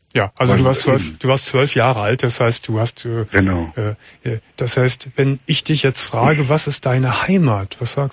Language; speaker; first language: German; native; German